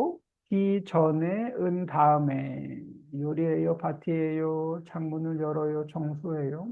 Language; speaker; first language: Korean; native; Korean